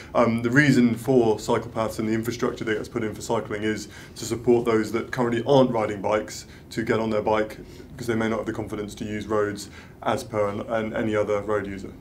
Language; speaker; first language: English; native; English